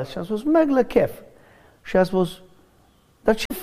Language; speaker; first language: Romanian; non-native, learner; English